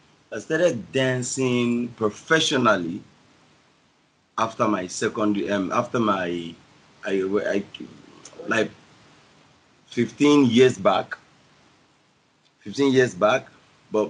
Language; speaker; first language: English; non-native, local second language; Yoruba